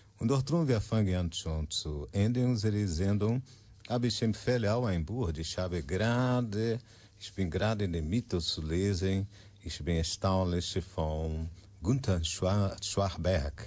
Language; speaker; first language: German; non-native, learner; Portuguese